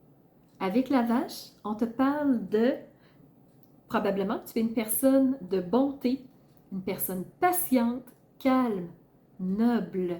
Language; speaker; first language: French; native; French